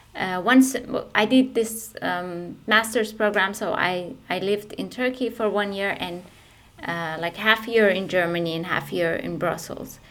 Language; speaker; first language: English; non-native, fluent; Persian